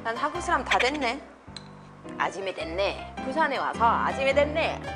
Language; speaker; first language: Korean; non-native, fluent; English